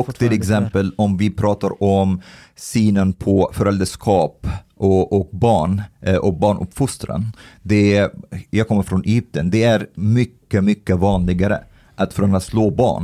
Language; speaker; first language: Swedish; early bilingual, other home language; Arabic